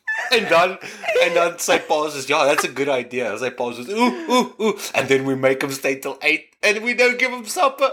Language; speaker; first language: English; non-native, fluent; Afrikaans